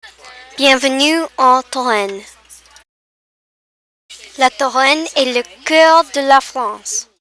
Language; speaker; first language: French; non-native, learner; English